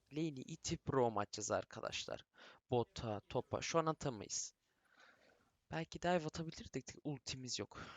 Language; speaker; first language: Turkish; early bilingual, other home language; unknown